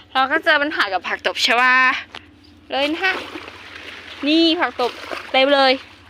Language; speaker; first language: Thai; native; Thai